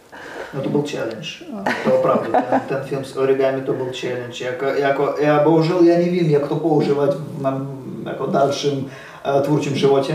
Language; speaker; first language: Czech; non-native, learner; Russian